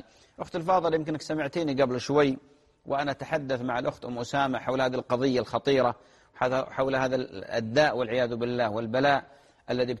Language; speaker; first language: Arabic; native; Arabic